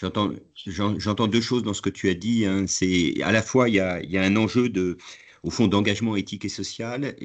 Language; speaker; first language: French; native; French